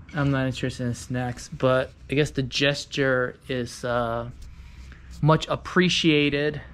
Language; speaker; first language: English; early bilingual, other home language; Vietnamese